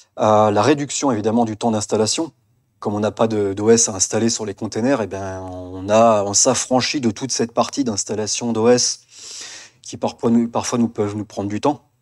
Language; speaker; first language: French; native; French